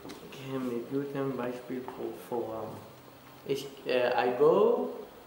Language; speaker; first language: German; non-native, learner; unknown